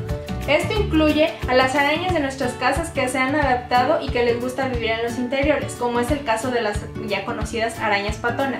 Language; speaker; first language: Spanish; native; Spanish